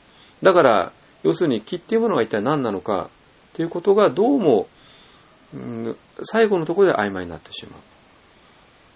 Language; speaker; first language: Japanese; native; Japanese